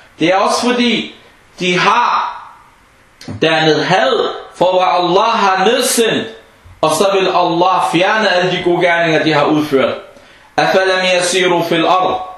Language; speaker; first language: Danish; non-native, fluent; Arabic